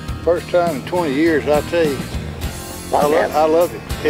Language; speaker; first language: English; native; English